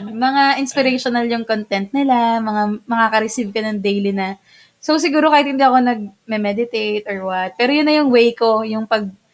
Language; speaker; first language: Filipino; non-native, local second language; Bikol